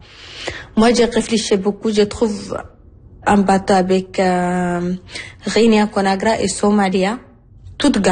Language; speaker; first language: French; non-native, learner; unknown